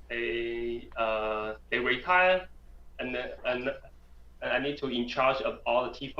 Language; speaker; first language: English; non-native, learner; Chinese